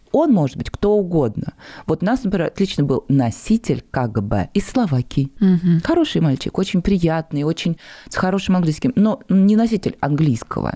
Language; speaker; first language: Russian; native; Russian